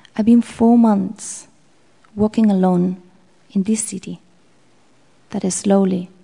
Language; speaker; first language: English; non-native, fluent; Basque